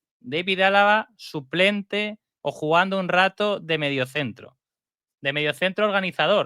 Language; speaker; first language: Spanish; native; Spanish